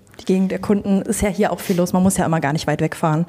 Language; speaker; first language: German; native; German